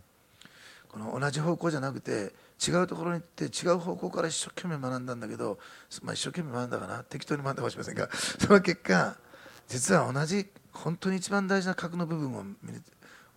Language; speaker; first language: Japanese; native; Japanese